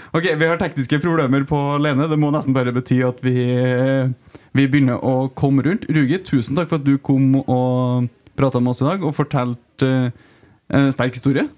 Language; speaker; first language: Norwegian; native; Norwegian